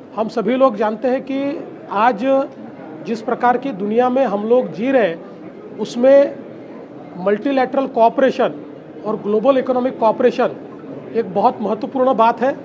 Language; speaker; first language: Hindi; non-native, local second language; Marathi